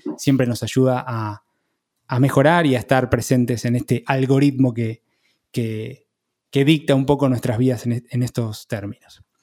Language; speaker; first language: Spanish; native; Spanish